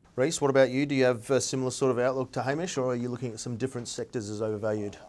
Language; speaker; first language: English; native; English